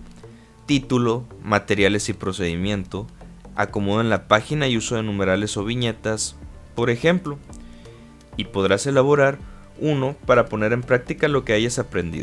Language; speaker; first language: Spanish; native; Spanish